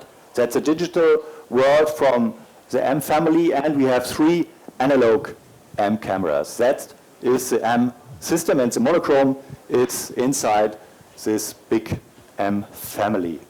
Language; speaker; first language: English; non-native, learner; German